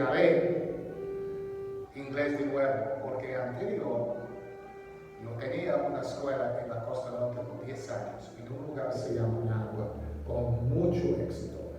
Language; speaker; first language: Spanish; non-native, learner; English